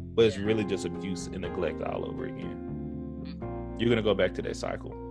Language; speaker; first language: English; native; English